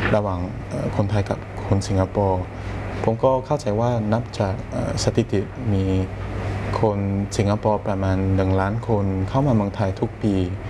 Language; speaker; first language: Thai; non-native, fluent; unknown